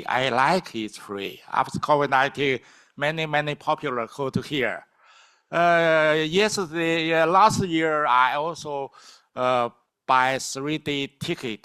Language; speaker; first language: English; non-native, learner; Chinese